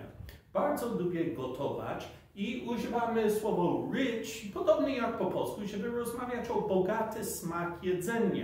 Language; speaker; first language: Polish; non-native, learner; English